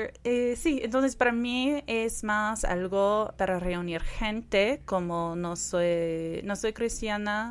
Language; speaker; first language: Spanish; non-native, fluent; English